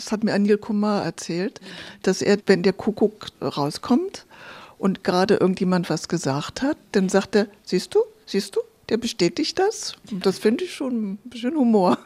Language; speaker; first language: German; native; German